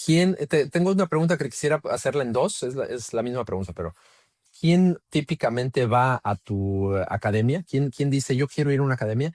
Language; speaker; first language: Spanish; native; Spanish